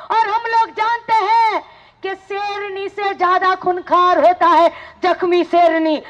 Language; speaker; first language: Hindi; non-native, local second language; Bangla